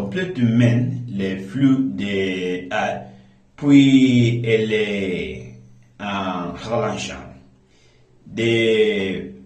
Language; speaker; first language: French; non-native, learner; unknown